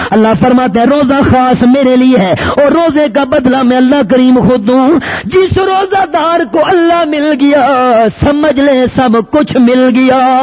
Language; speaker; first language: Urdu; non-native, local second language; Pashto